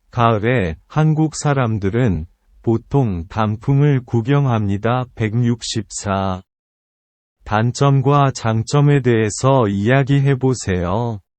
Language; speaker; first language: Korean; non-native, learner; Vietnamese